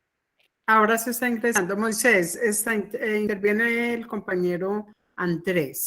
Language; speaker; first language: Spanish; native; Spanish